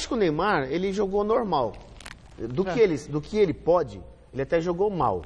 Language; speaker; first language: Portuguese; native; Portuguese